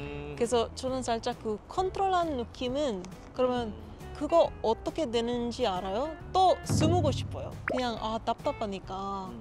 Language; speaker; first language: Korean; non-native, learner; Papiamento